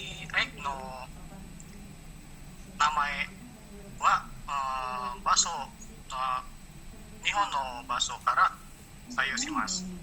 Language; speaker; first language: Japanese; non-native, learner; Indonesian